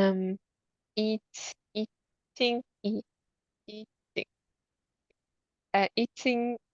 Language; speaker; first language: Chinese; non-native, learner; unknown